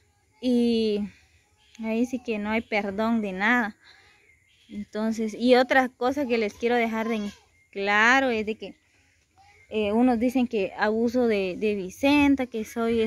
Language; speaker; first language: Spanish; native; Spanish